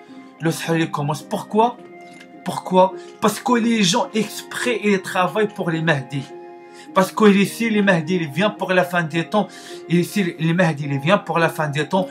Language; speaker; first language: French; non-native, learner; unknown